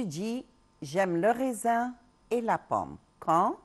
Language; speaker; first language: French; non-native, local second language; Arabic